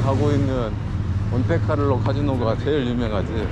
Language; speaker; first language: Korean; native; Korean